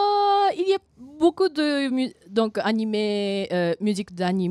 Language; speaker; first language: French; non-native, fluent; Japanese